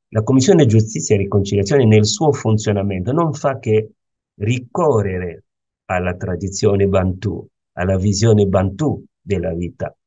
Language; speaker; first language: Italian; non-native, fluent; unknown